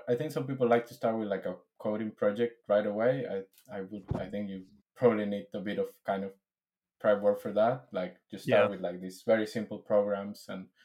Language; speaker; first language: English; non-native, fluent; Spanish